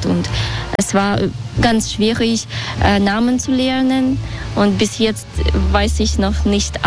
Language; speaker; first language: German; non-native, fluent; Russian